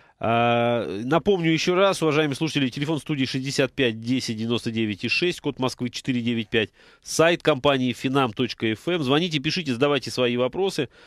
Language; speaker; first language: Russian; native; Russian